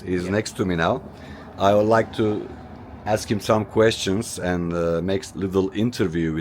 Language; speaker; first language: English; non-native, fluent; Turkish